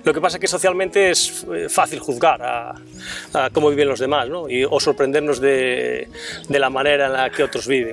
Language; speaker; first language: Spanish; native; Spanish